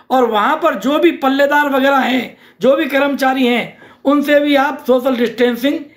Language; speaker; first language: Hindi; native; Hindi